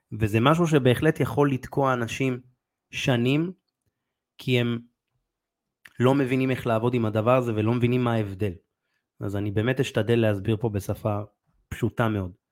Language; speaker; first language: Hebrew; native; Hebrew